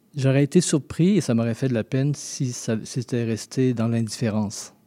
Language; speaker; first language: French; native; French